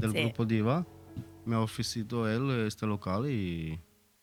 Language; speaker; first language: Spanish; non-native, learner; Italian